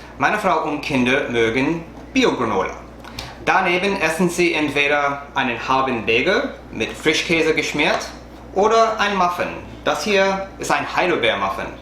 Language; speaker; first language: German; non-native, learner; English